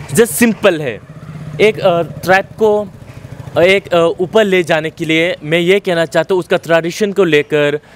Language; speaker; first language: Hindi; non-native, local second language; Kok Borok